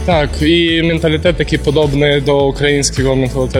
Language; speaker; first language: Polish; non-native, learner; Ukrainian